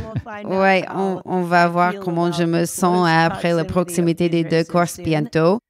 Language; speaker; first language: French; non-native, learner; English